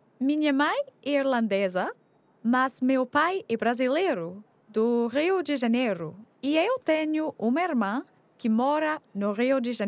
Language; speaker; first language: Portuguese; non-native, learner; English